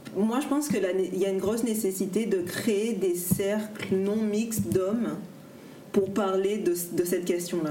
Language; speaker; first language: French; native; French